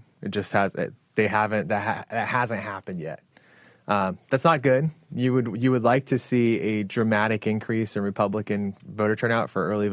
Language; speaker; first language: English; native; English